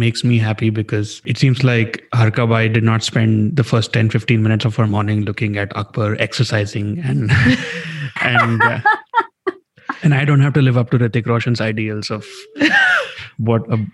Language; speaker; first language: English; non-native, local second language; Hindi